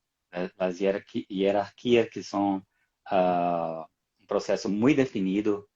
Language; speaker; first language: Spanish; non-native, fluent; Portuguese